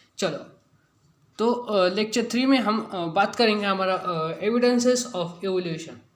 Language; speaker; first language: Hindi; non-native, local second language; Marathi